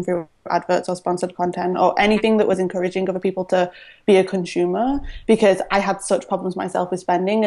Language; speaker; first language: English; native; English